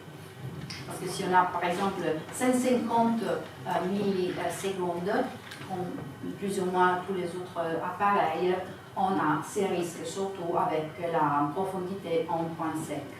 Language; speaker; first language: French; non-native, fluent; Italian